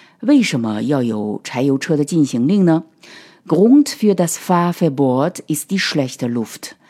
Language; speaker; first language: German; non-native, fluent; Chinese